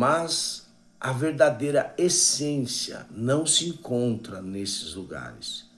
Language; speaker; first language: Portuguese; native; Portuguese